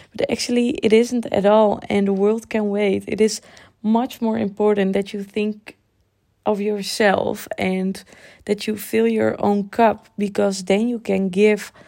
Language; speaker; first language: English; non-native, fluent; Dutch